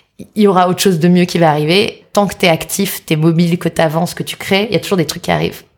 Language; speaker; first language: French; native; French